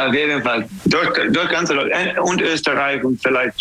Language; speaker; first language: German; non-native, fluent; English